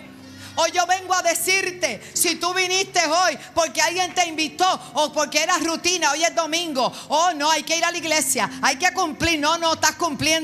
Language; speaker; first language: Spanish; native; Spanish